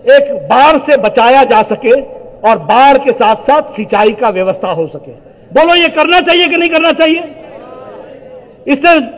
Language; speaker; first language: Hindi; native; Hindi